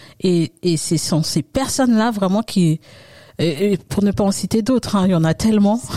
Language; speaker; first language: French; early bilingual, other home language; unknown